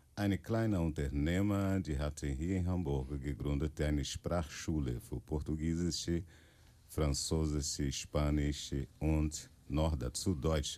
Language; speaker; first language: German; non-native, learner; Portuguese